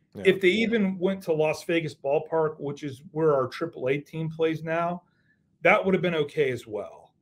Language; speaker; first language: English; native; English